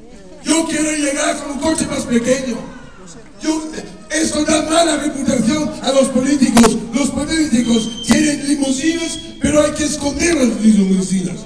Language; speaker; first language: Spanish; non-native, fluent; Italian